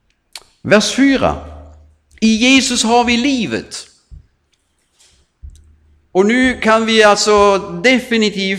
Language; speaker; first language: Swedish; non-native, fluent; German